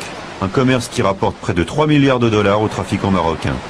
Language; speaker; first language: French; native; French